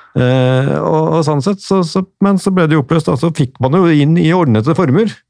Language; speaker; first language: Norwegian; native; Norwegian